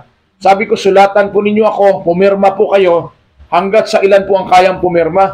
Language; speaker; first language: Filipino; native; Filipino